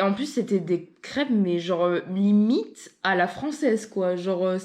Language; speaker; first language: French; native; French